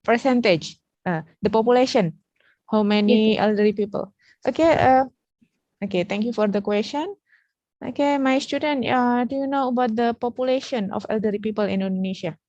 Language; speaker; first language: English; non-native, learner; Indonesian